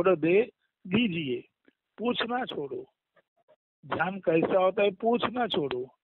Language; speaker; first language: Hindi; non-native, local second language; Marathi